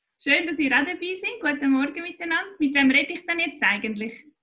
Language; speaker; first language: German; native; German